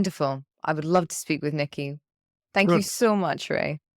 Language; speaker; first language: English; native; English